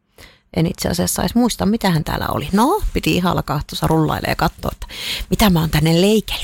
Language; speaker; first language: Finnish; native; Finnish